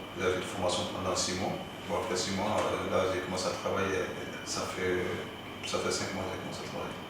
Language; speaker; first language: French; non-native, local second language; Soninke